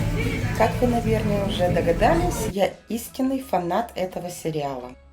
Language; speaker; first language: Russian; native; Russian